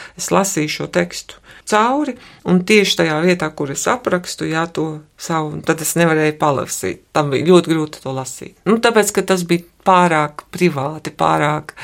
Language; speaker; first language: Latvian; native; Latvian